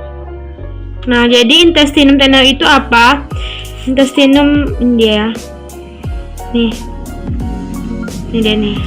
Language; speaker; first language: Indonesian; native; Indonesian